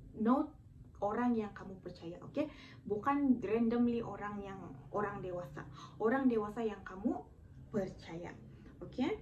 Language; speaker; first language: Malay; native; Malay